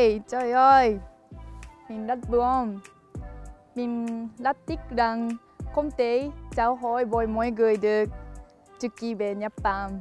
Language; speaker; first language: Vietnamese; non-native, learner; Japanese